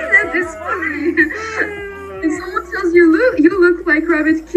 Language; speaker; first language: English; non-native, learner; Russian